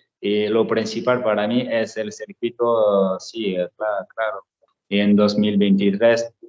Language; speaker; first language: Spanish; non-native, learner; French